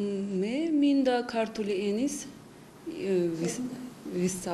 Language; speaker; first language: Georgian; non-native, local second language; Azerbaijani